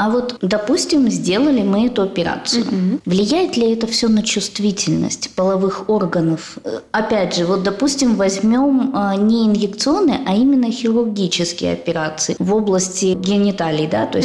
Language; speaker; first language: Russian; native; Russian